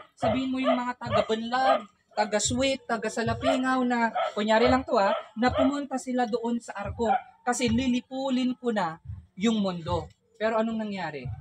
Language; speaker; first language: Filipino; non-native, local second language; Iloko